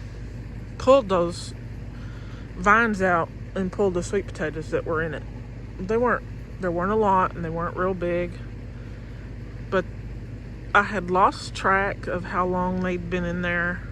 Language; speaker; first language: English; native; English